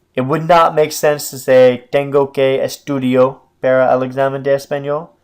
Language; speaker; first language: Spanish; non-native, fluent; English